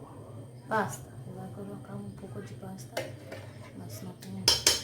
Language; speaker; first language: Portuguese; non-native, learner; Haitian Creole